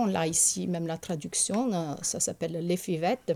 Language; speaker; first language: French; non-native, fluent; Italian